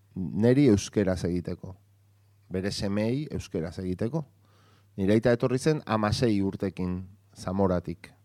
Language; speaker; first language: Basque; non-native, local second language; Spanish